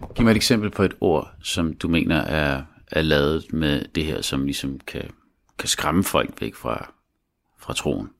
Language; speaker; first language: Danish; early bilingual, other home language; Arabic